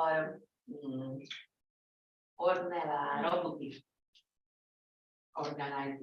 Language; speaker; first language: English; non-native, learner; Slovak